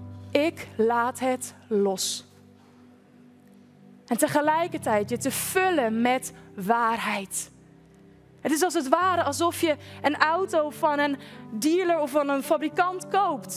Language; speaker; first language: Dutch; native; Dutch